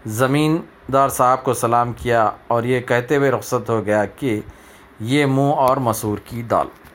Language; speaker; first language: Urdu; native; Urdu